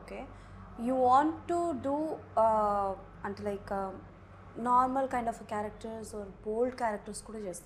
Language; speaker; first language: Telugu; native; Telugu